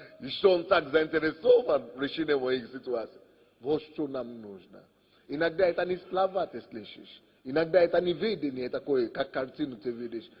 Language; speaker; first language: Russian; non-native, fluent; Yoruba